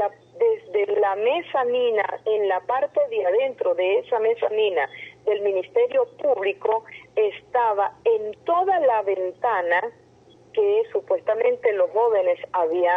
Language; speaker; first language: Spanish; native; Spanish